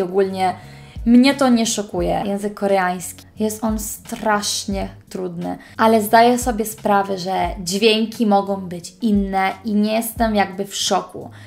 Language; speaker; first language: Polish; early bilingual, heritage; Polish